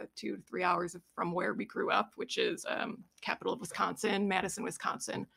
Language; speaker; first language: English; native; English